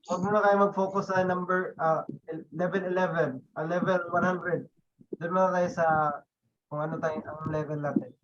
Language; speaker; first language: Filipino; non-native, local second language; Cebuano